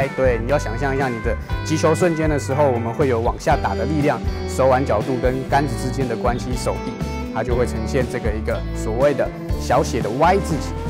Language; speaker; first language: Chinese; native; Chinese